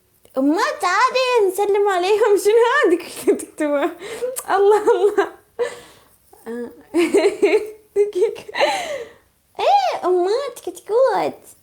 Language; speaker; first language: Arabic; non-native, learner; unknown